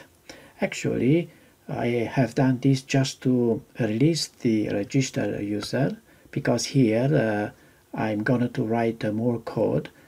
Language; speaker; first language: English; non-native, fluent; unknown